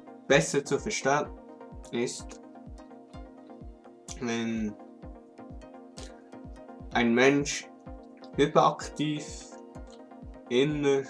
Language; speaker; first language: German; non-native, local second language; Swiss German